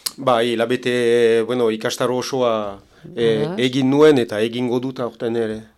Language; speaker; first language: Basque; non-native, local second language; French